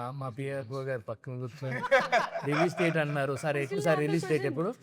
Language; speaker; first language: Telugu; native; Telugu